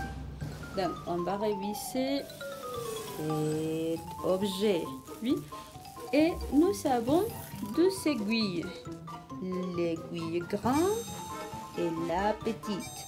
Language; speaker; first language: French; non-native, fluent; Spanish